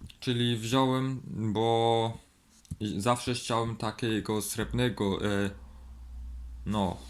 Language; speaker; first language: Polish; early bilingual, heritage; Polish